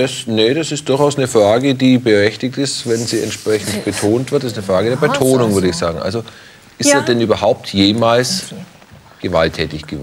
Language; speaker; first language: German; native; German